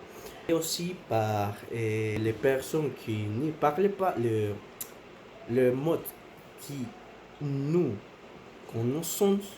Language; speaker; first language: French; non-native, learner; Spanish